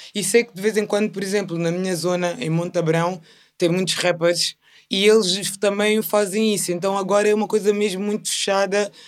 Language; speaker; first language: Portuguese; native; Portuguese